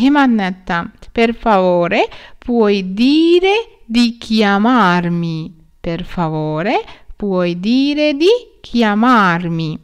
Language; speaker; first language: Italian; non-native, learner; Sinhala